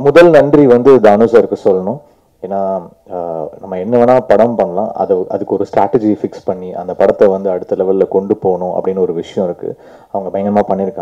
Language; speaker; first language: Tamil; native; Tamil